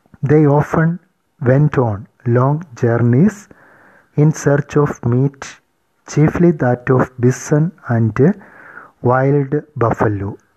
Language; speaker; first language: English; non-native, local second language; Malayalam